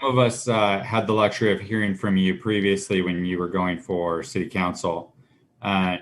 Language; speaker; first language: English; native; English